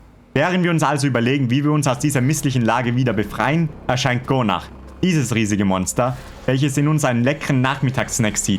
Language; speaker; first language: German; native; German